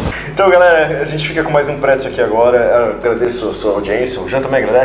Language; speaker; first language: Portuguese; native; Portuguese